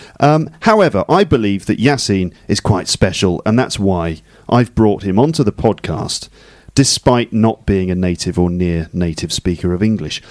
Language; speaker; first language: English; native; English